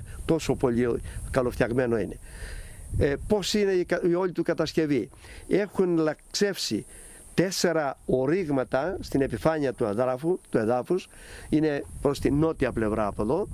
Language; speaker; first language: Greek; native; Greek